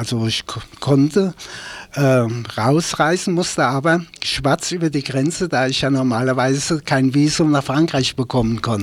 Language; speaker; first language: German; native; German